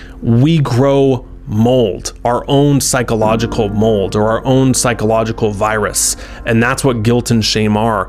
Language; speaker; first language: English; native; English